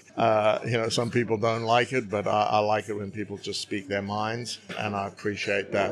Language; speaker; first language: English; native; English